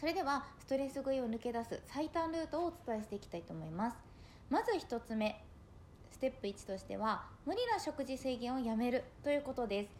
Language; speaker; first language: Japanese; native; Japanese